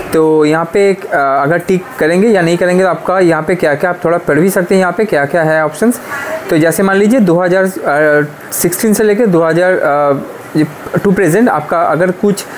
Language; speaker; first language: Hindi; non-native, local second language; Bangla